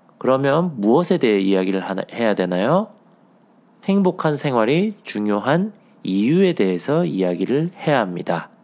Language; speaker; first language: Korean; native; Korean